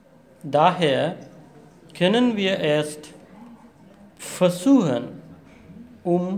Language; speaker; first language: German; non-native, fluent; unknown